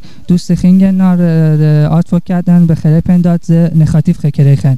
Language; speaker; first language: Dutch; non-native, learner; Persian